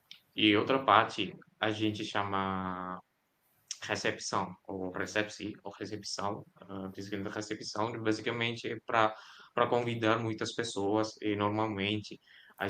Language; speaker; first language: Portuguese; non-native, fluent; Indonesian